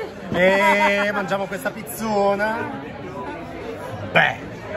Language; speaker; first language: Italian; native; Italian